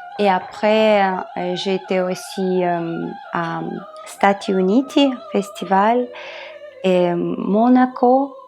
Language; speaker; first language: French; non-native, learner; Russian